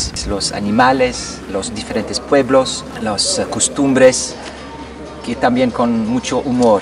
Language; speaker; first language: Spanish; non-native, learner; French